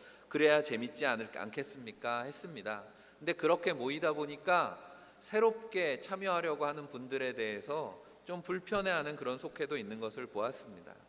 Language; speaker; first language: Korean; native; Korean